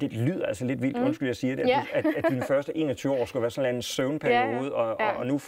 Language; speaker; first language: Danish; native; Danish